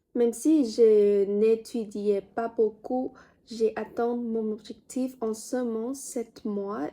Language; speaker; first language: French; non-native, fluent; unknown